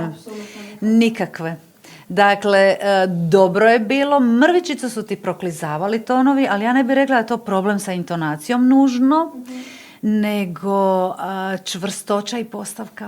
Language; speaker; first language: Bosnian; native; Bosnian